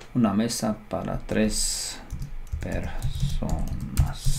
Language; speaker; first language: Spanish; non-native, learner; Slovak